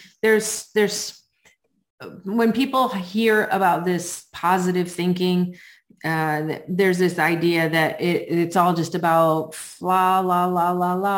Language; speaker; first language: English; native; English